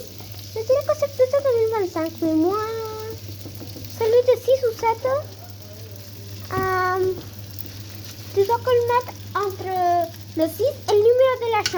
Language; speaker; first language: French; non-native, learner; Spanish